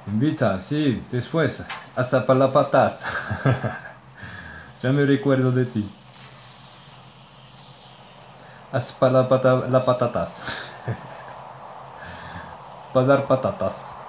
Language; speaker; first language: Spanish; non-native, learner; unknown